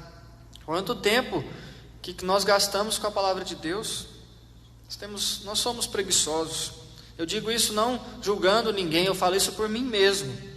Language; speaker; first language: Portuguese; native; Portuguese